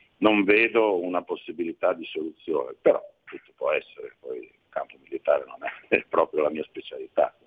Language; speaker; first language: Italian; native; Italian